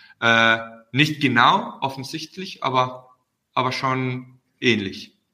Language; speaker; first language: German; early bilingual, heritage; Spanish